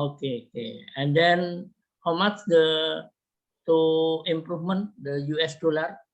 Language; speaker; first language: English; non-native, learner; Indonesian